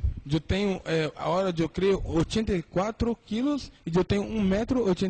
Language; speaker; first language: Spanish; non-native, learner; Portuguese